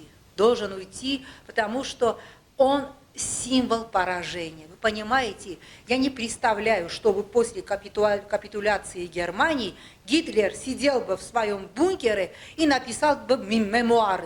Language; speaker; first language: Russian; non-native, local second language; Armenian